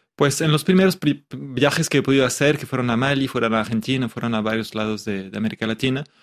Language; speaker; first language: Spanish; non-native, fluent; French